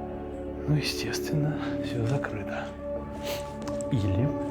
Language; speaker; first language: Russian; native; Russian